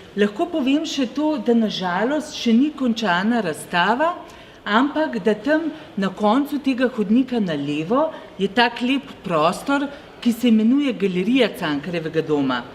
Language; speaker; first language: Slovenian; native; Slovenian